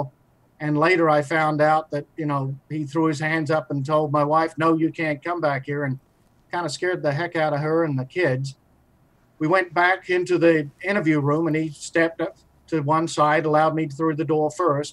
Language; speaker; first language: English; native; English